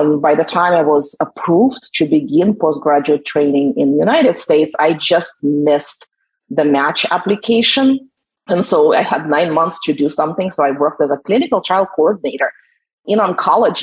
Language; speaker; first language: English; non-native, fluent; Russian